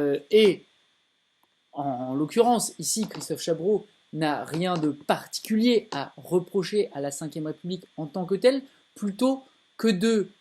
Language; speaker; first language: French; native; French